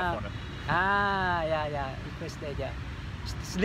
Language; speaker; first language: German; non-native, learner; Vietnamese